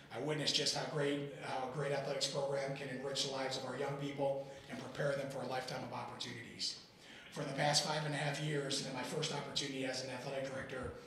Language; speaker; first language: English; native; English